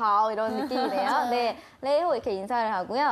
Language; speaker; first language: Korean; native; Korean